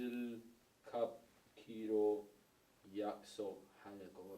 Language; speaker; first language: Korean; non-native, learner; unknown